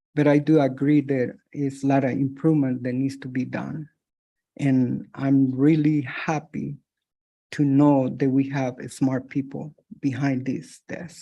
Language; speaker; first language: English; non-native, fluent; Spanish